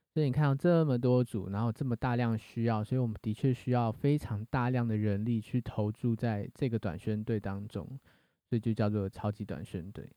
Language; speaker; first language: Chinese; native; Chinese